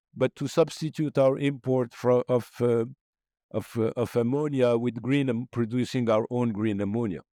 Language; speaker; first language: English; non-native, fluent; Arabic